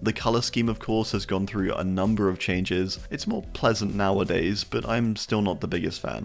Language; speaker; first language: English; native; English